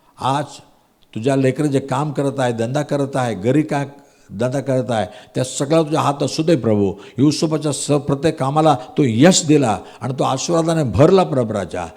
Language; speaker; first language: Marathi; non-native, local second language; Tamil